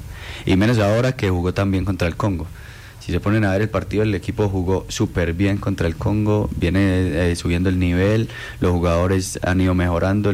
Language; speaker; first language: Spanish; native; Spanish